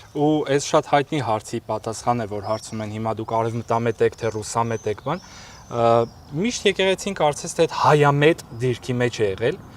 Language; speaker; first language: Armenian; native; Armenian